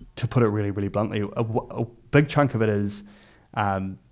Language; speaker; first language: English; native; English